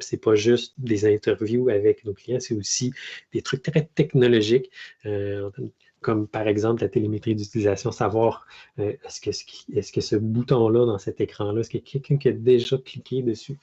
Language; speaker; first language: French; native; French